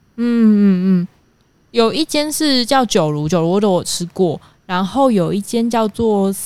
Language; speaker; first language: Chinese; native; Chinese